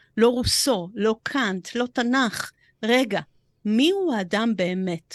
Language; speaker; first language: Hebrew; early bilingual, other home language; Romanian